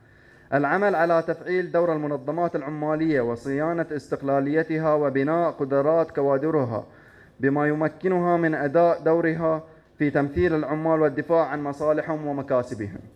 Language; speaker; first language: Arabic; native; Arabic